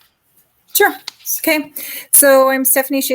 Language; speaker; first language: English; native; English